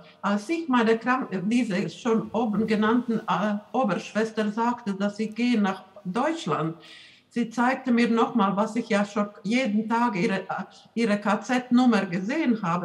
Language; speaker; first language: German; non-native, fluent; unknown